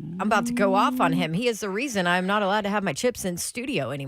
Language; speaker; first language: English; native; English